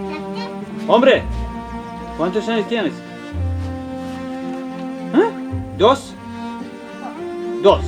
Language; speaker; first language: Spanish; non-native, learner; Serbian